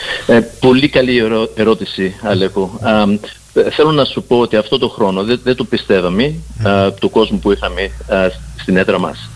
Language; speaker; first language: Greek; early bilingual, heritage; Greek